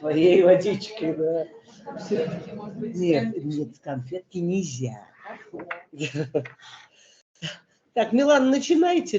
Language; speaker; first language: Russian; native; Russian